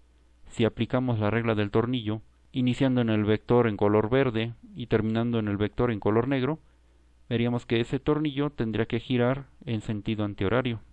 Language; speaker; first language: Spanish; native; Spanish